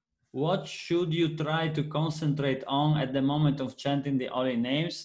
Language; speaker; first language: English; non-native, fluent; Italian